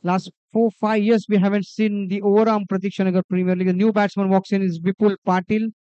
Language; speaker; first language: English; non-native, local second language; Marathi